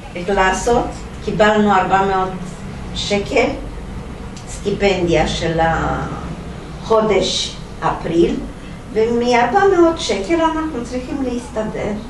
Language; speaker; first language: Hebrew; non-native, fluent; Romanian